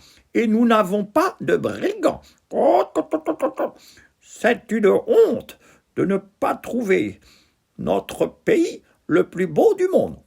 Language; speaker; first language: French; native; French